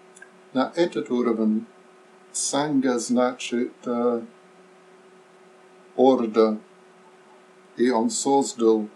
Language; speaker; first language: Russian; non-native, fluent; English